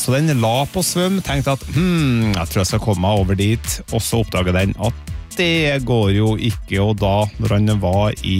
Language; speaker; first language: Norwegian; native; Norwegian